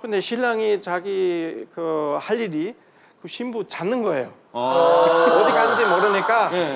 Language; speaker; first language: Korean; non-native, fluent; German